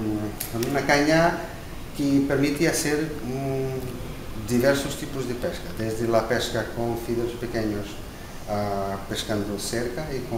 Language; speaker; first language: Spanish; non-native, learner; Portuguese